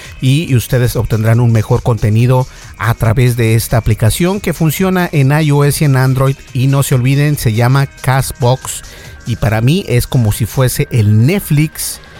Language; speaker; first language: Spanish; native; Spanish